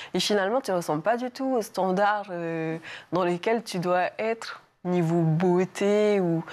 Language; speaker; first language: French; native; French